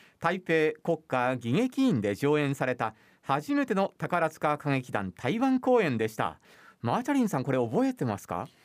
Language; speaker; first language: Japanese; native; Japanese